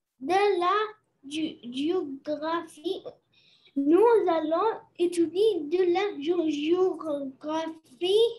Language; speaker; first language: French; non-native, learner; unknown